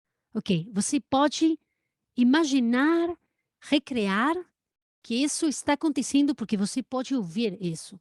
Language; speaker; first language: Portuguese; non-native, learner; Spanish